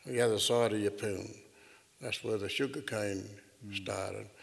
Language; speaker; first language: English; native; English